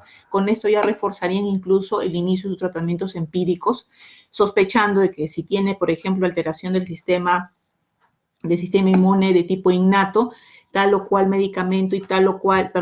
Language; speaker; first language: Spanish; native; Spanish